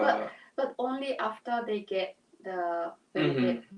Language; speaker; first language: English; non-native, learner; Japanese